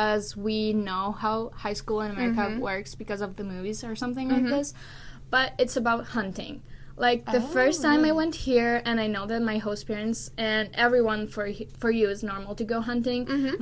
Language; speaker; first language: English; non-native, fluent; Italian